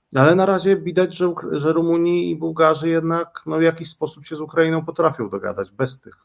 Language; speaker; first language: Polish; native; Polish